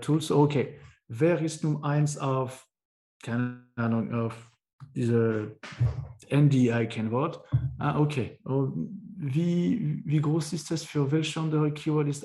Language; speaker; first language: German; non-native, learner; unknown